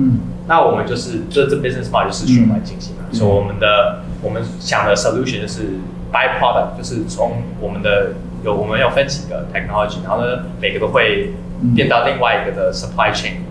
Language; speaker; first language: Chinese; native; Chinese